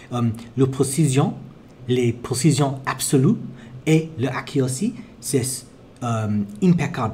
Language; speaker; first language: French; non-native, learner; English